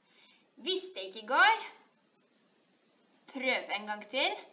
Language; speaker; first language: Norwegian; non-native, fluent; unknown